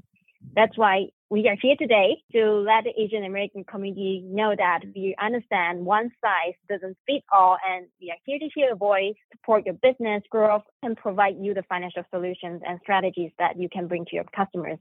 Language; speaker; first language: English; non-native, local second language; Chinese